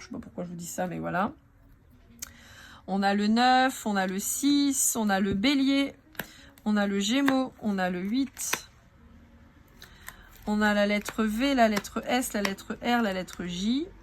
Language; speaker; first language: French; native; French